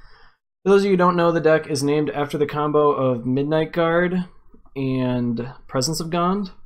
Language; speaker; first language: English; native; English